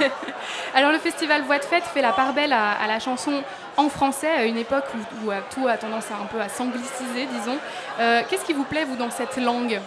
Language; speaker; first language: French; native; French